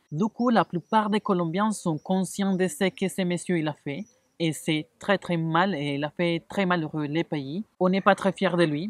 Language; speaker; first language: French; non-native, fluent; Spanish